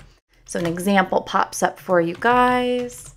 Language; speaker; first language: English; native; English